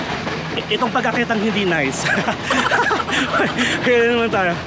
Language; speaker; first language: Filipino; native; Filipino